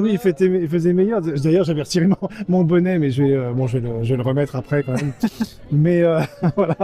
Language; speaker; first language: French; native; French